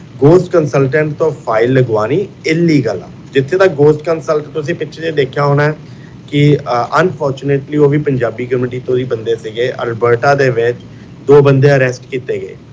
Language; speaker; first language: Punjabi; early bilingual, heritage; Punjabi